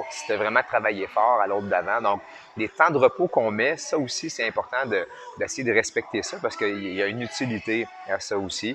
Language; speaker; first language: French; native; French